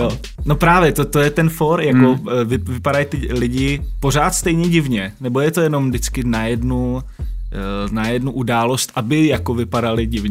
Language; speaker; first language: Czech; native; Czech